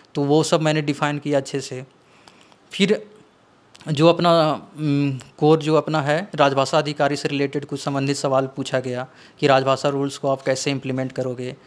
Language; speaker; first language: Hindi; native; Hindi